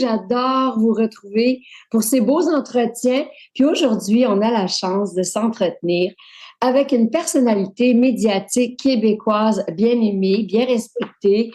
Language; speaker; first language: French; native; French